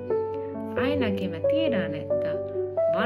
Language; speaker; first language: Finnish; non-native, learner; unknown